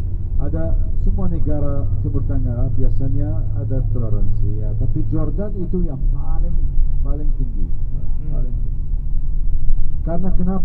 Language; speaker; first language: Indonesian; non-native, fluent; Arabic